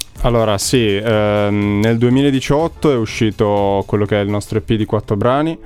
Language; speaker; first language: Italian; native; Italian